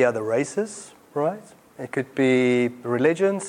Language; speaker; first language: English; non-native, local second language; Afrikaans